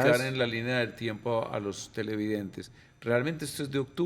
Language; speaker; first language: Spanish; native; Spanish